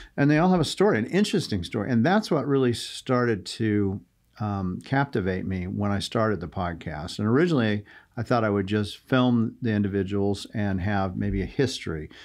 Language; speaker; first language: English; native; English